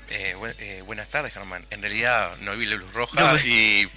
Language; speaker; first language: Spanish; native; Spanish